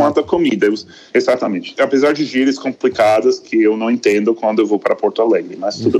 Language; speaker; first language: Portuguese; non-native, fluent; English